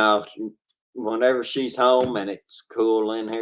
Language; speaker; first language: English; native; English